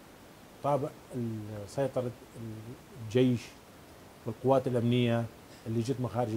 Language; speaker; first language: Arabic; native; Arabic